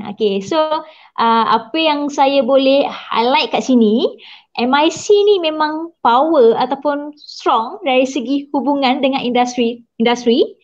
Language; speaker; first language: Malay; native; Malay